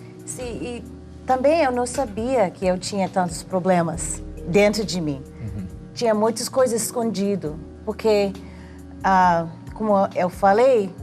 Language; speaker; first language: Portuguese; non-native, learner; English